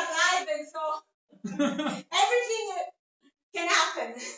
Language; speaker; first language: English; non-native, fluent; Italian